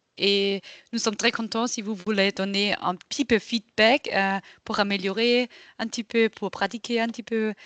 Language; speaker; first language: French; non-native, local second language; German